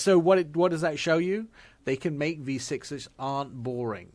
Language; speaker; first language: English; native; English